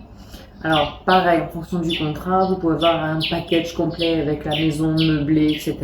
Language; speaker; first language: French; native; French